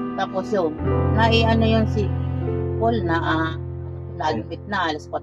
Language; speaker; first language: Filipino; non-native, local second language; Bikol